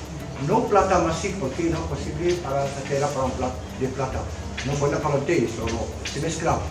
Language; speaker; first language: Spanish; non-native, learner; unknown